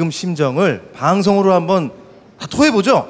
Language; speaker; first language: Korean; native; Korean